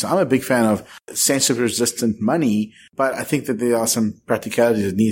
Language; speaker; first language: English; native; English